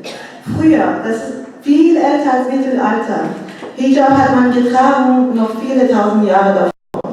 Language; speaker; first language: German; non-native, fluent; Persian